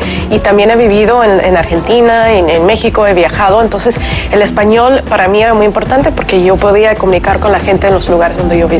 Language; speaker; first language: Spanish; non-native, fluent; Russian